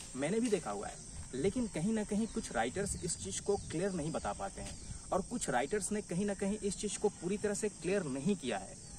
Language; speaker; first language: Hindi; native; Hindi